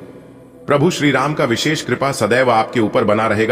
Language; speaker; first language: Hindi; native; Hindi